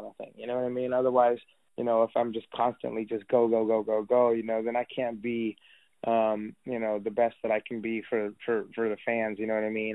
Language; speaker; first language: English; native; English